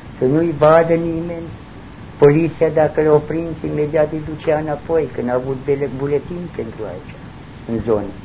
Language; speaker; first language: Romanian; non-native, local second language; German